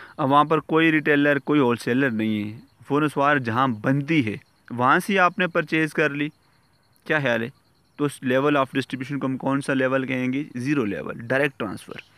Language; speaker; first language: Urdu; native; Urdu